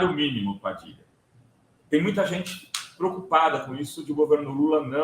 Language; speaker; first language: Portuguese; native; Portuguese